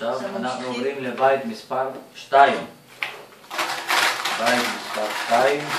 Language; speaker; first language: Hebrew; native; Hebrew